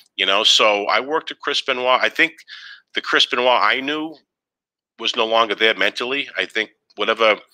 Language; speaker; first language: English; native; English